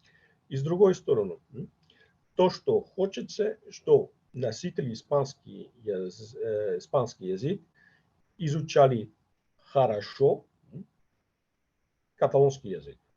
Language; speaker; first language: Russian; non-native, fluent; Catalan